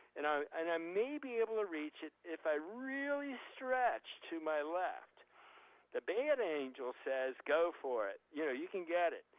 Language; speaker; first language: English; native; English